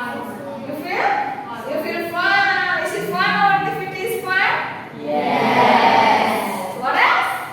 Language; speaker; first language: English; non-native, fluent; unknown